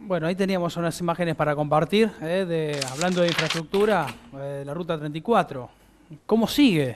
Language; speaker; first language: Spanish; native; Spanish